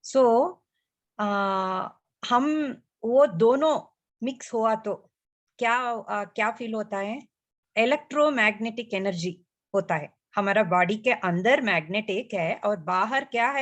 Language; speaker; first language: Hindi; non-native, local second language; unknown